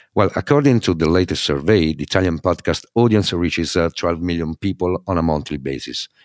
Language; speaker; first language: English; non-native, fluent; Italian